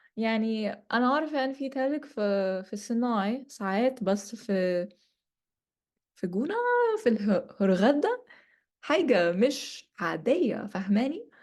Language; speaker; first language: Egyptian Arabic; non-native, learner; English